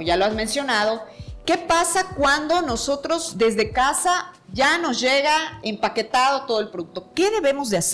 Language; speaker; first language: Spanish; native; Spanish